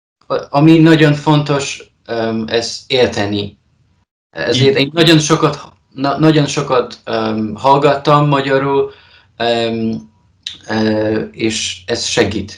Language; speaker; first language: Hungarian; non-native, learner; Polish